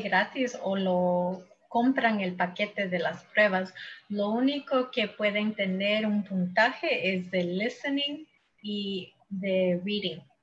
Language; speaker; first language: Spanish; early bilingual, heritage; Spanish